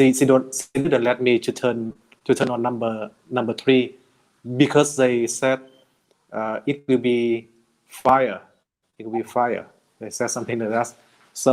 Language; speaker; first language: English; non-native, learner; Vietnamese